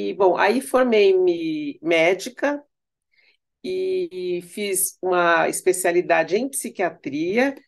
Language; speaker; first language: Portuguese; early bilingual, other home language; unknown